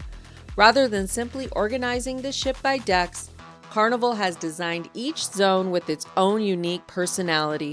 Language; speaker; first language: English; native; English